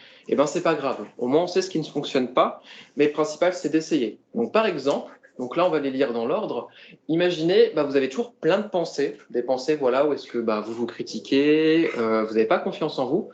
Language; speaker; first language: French; native; French